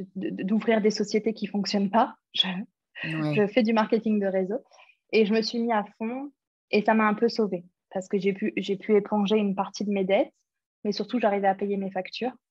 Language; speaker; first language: French; early bilingual, other home language; English